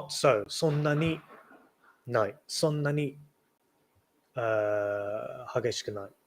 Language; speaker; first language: Japanese; non-native, learner; English